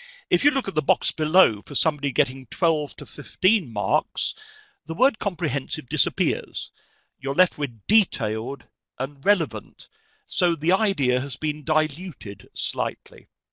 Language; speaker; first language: English; native; English